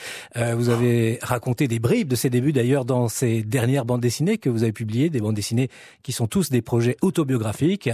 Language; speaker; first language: French; native; French